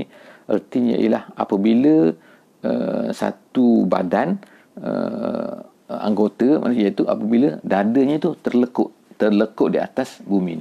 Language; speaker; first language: Malay; native; Malay